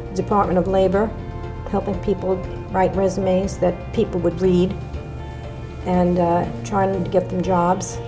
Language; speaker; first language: English; native; English